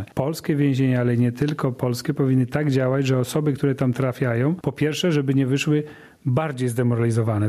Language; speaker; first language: Polish; native; Polish